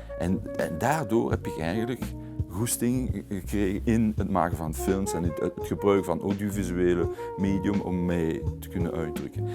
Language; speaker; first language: Dutch; non-native, local second language; French